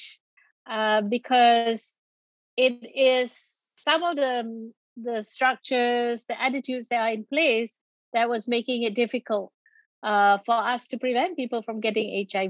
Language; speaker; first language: English; non-native, local second language; Malay